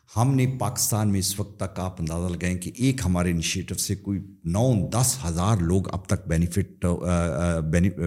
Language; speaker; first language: Urdu; native; Urdu